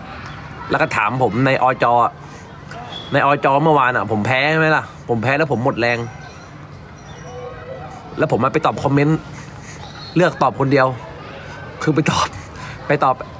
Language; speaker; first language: Thai; native; Thai